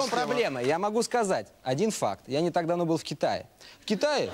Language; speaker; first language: Russian; native; Russian